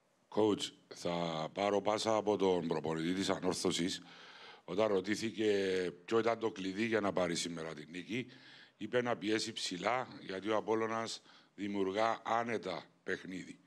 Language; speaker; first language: Greek; native; Greek